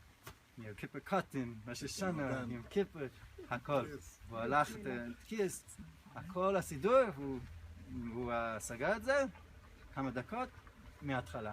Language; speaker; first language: Hebrew; non-native, fluent; English